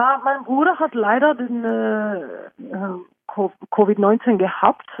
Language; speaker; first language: German; non-native, fluent; Norwegian